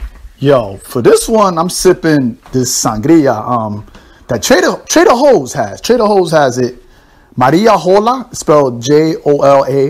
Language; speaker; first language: English; native; English